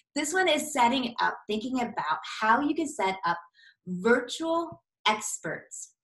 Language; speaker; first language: English; native; English